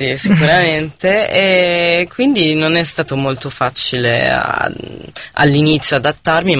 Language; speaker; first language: Italian; non-native, fluent; Arabic